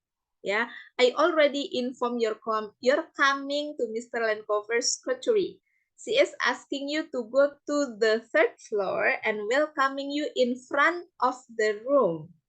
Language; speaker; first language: English; non-native, fluent; Indonesian